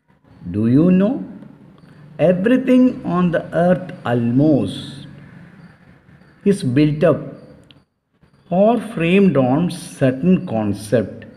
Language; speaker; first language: English; non-native, local second language; Tamil